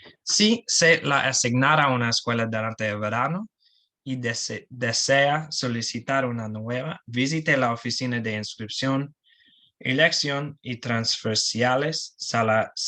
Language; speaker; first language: Spanish; non-native, learner; English